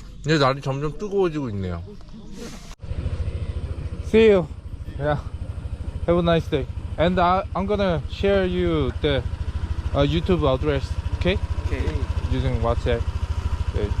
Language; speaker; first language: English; non-native, learner; Korean